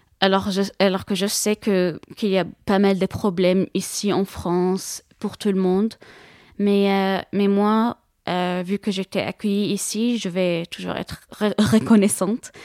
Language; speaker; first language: French; non-native, fluent; Arabic